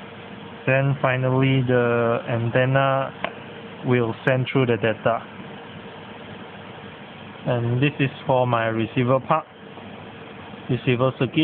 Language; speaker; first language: English; non-native, local second language; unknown